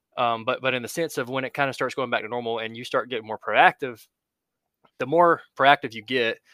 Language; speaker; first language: English; native; English